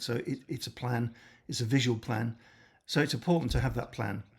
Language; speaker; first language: English; native; English